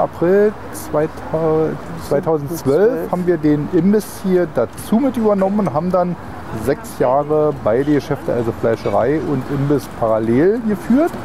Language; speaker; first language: German; native; German